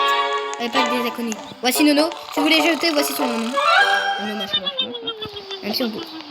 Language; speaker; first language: French; native; French